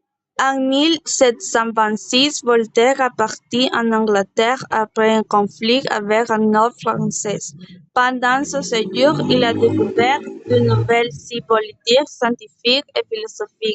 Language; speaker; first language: French; non-native, learner; Spanish